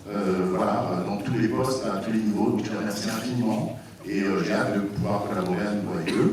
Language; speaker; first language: French; native; French